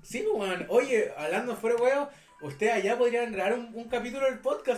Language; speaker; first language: Spanish; native; Spanish